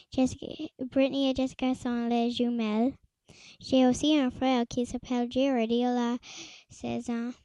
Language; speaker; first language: French; non-native, learner; English